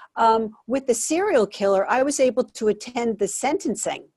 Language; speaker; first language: English; native; English